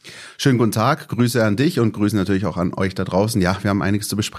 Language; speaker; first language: German; native; German